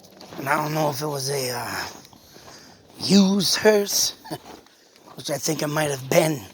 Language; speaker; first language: English; native; English